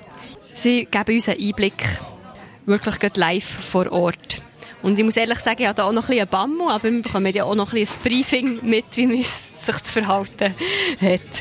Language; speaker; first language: German; native; German